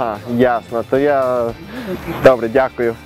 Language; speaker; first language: Ukrainian; early bilingual, heritage; Ukrainian